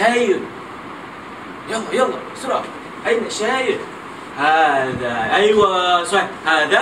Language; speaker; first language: Arabic; non-native, learner; Malay